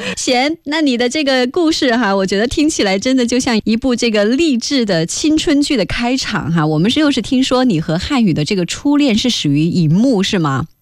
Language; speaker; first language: Chinese; native; Chinese